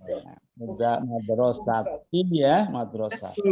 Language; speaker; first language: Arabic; non-native, fluent; Indonesian